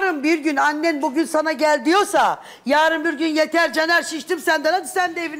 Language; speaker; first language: Turkish; native; Turkish